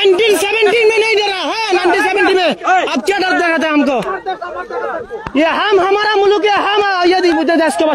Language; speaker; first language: Hindi; non-native, learner; Bangla